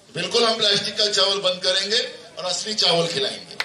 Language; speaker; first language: Hindi; non-native, local second language; Marathi